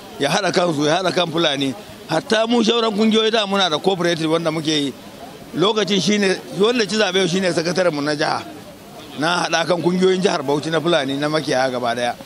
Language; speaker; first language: Hausa; non-native, local second language; Fula